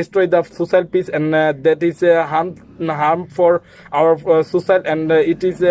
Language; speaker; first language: English; non-native, learner; Bangla